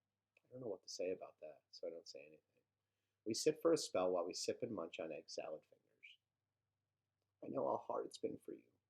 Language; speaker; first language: English; native; English